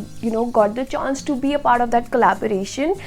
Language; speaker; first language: English; non-native, local second language; Hindi